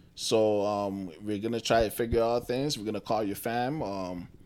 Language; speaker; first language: English; non-native, local second language; Akan